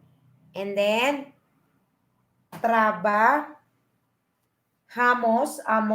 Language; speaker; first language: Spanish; non-native, fluent; Filipino